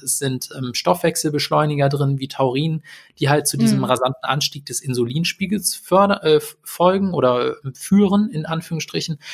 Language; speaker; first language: German; native; German